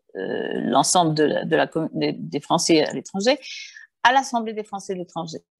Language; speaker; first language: French; early bilingual, heritage; Spanish